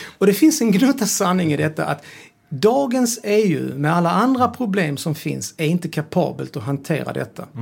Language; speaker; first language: Swedish; early bilingual, other home language; Serbian